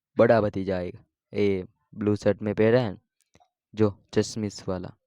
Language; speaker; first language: Hindi; non-native, local second language; Gujarati